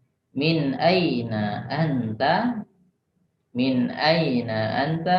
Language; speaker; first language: Arabic; non-native, fluent; Indonesian